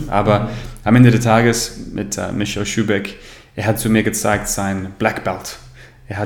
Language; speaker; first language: German; non-native, learner; English